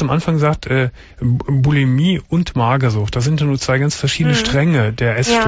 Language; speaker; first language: German; native; German